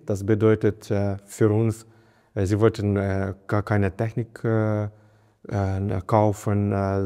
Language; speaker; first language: German; non-native, fluent; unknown